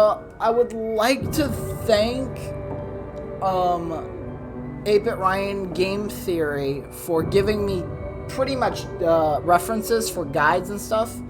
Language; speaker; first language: English; native; English